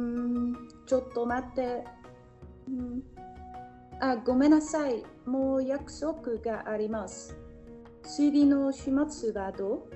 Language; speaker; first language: Japanese; non-native, learner; Dutch